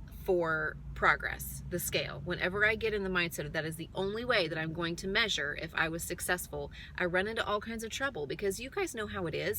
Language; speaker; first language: English; native; English